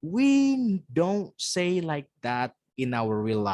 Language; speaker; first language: English; non-native, fluent; Indonesian